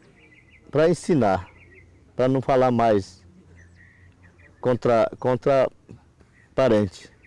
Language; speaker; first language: Portuguese; non-native, local second language; Yanomámi